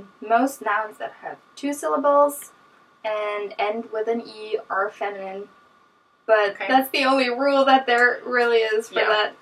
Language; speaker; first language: English; non-native, fluent; German